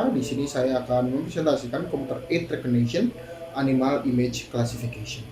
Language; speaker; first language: Indonesian; native; Indonesian